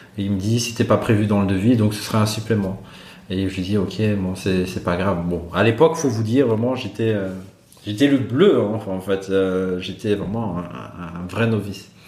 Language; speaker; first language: French; non-native, local second language; Malagasy